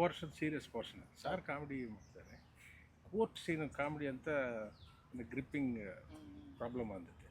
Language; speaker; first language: Kannada; non-native, learner; Telugu